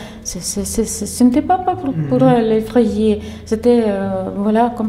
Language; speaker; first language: French; non-native, fluent; Ukrainian